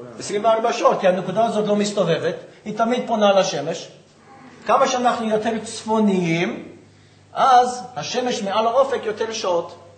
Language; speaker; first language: Hebrew; non-native, fluent; English